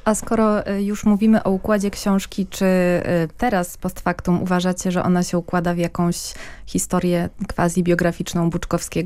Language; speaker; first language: Polish; native; Polish